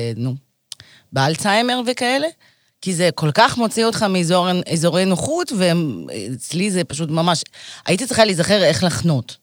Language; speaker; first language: Hebrew; early bilingual, other home language; Russian